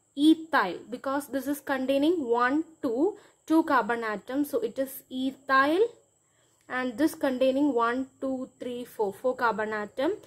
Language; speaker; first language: English; non-native, local second language; Malayalam